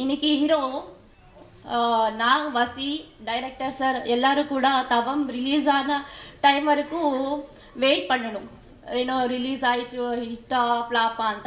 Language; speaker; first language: Tamil; non-native, learner; Kannada